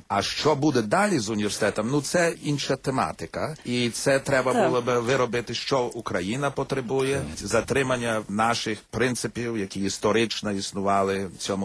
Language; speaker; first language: Ukrainian; early bilingual, heritage; Ukrainian